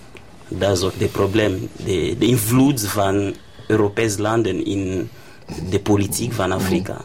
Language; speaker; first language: Dutch; non-native, learner; French